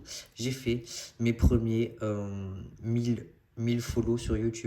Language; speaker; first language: French; native; French